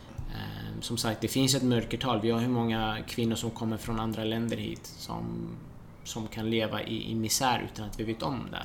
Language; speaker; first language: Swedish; early bilingual, other home language; Persian